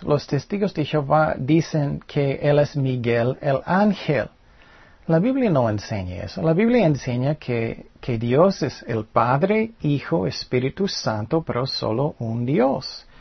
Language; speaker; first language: Spanish; non-native, fluent; English